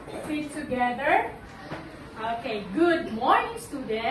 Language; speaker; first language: English; non-native, fluent; Filipino